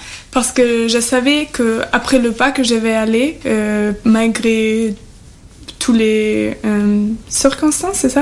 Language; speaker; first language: French; non-native, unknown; German